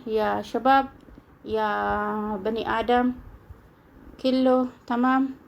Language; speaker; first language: Arabic; non-native, learner; Oromo